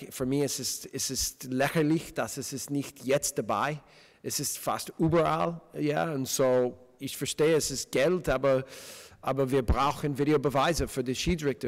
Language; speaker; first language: German; non-native, fluent; English